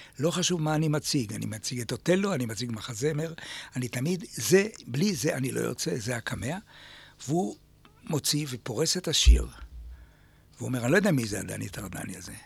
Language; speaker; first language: Hebrew; native; Hebrew